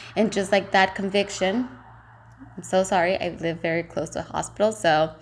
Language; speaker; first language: English; non-native, fluent; Spanish